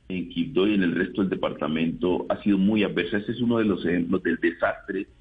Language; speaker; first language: Spanish; native; Spanish